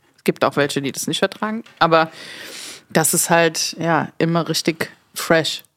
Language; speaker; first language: German; native; German